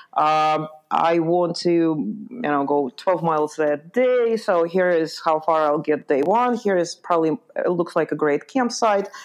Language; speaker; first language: English; early bilingual, other home language; Lithuanian